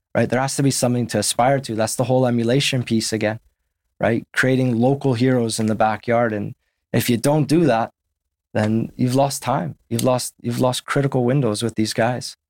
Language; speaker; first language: English; native; English